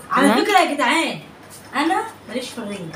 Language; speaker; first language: Arabic; native; Arabic